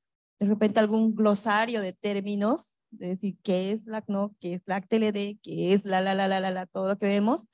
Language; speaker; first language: Spanish; native; Spanish